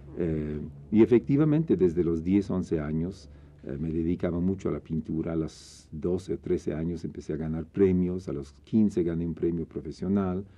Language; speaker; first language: Spanish; non-native, fluent; English